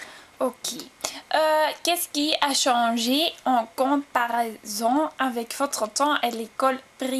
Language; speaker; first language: French; non-native, learner; Dutch